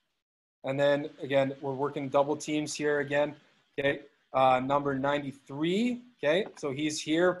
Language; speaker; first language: English; native; English